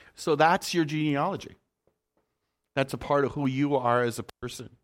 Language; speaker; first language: English; native; English